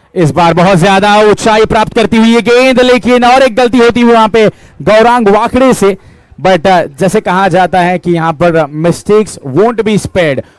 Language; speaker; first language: Hindi; non-native, local second language; Marathi